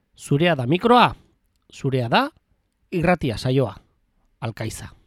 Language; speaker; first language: Basque; native; Basque